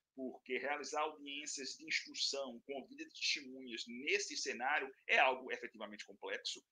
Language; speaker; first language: Portuguese; native; Portuguese